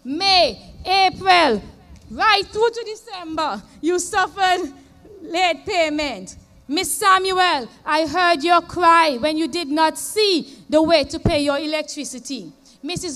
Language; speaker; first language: English; native; English